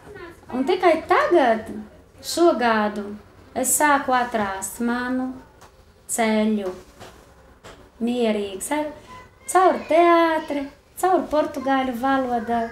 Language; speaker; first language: Latvian; non-native, learner; Portuguese